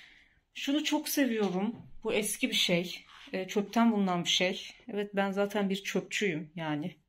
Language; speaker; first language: Turkish; native; Turkish